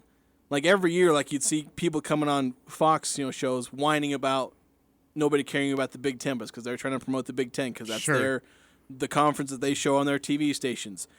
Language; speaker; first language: English; native; English